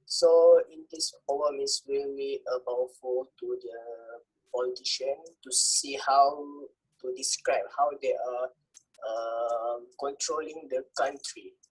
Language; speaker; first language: English; non-native, local second language; Malay